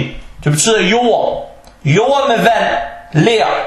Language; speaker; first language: Danish; early bilingual, other home language; Arabic